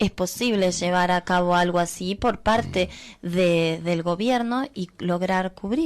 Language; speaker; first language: Spanish; native; Spanish